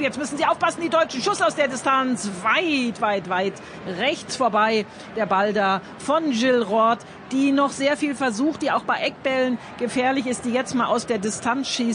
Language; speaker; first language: German; native; German